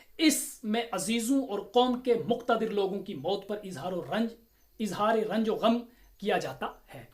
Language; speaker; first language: Urdu; non-native, local second language; Kashmiri